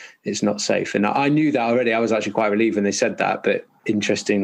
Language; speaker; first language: English; native; English